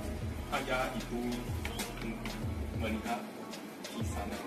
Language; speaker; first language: Indonesian; non-native, learner; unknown